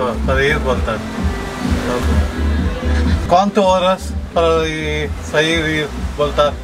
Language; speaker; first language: Spanish; non-native, learner; Malayalam